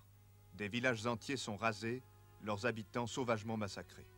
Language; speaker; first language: French; native; French